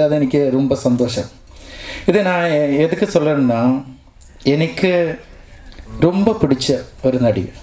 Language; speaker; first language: Tamil; non-native, local second language; Malayalam